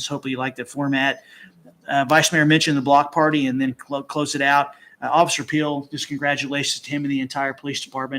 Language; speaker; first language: English; native; English